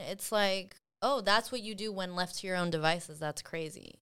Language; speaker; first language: English; early bilingual, other home language; Spanish